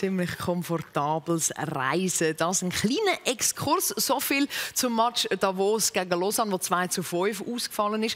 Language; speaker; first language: German; native; German